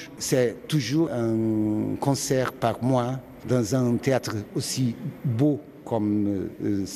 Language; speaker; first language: French; non-native, fluent; Portuguese